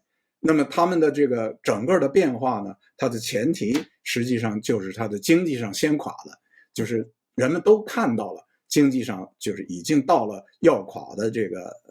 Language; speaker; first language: Chinese; native; Chinese